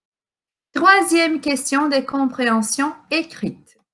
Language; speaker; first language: French; non-native, fluent; Portuguese